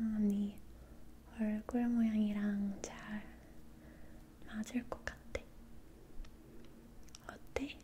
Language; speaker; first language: Korean; non-native, learner; English